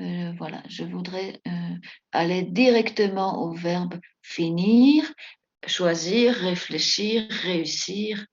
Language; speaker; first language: French; non-native, fluent; Spanish